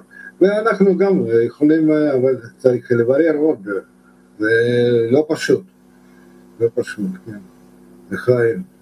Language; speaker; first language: Hebrew; non-native, learner; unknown